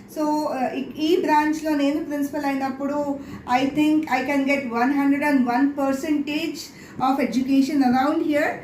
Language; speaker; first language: English; non-native, local second language; Telugu